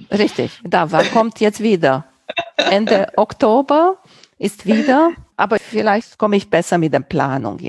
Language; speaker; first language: German; non-native, local second language; Romanian